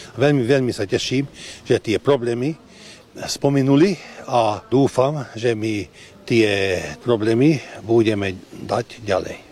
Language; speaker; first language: Slovak; early bilingual, heritage; Hungarian